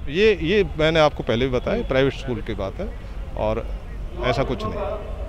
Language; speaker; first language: Hindi; native; Hindi